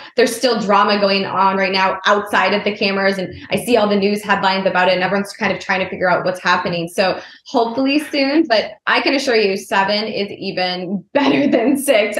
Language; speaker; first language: English; native; English